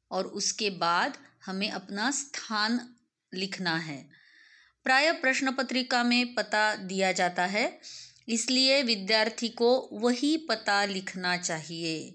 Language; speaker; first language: Hindi; non-native, local second language; Marathi